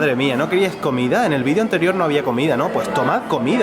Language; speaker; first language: Spanish; native; Spanish